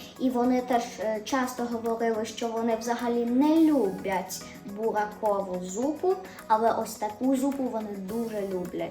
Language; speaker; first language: Ukrainian; early bilingual, heritage; German